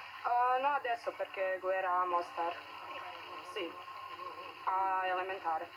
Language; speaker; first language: Italian; non-native, learner; Bosnian